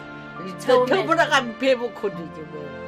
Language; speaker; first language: Korean; non-native, local second language; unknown